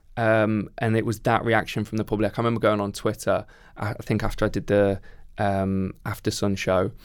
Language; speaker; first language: English; native; English